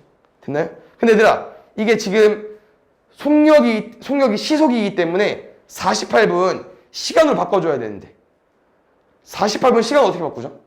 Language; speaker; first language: Korean; native; Korean